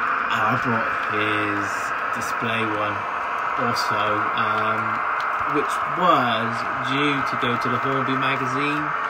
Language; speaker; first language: English; native; English